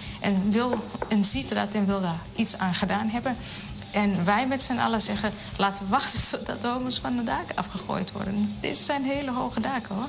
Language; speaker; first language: Dutch; non-native, fluent; Somali